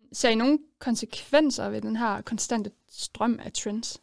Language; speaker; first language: Danish; native; Danish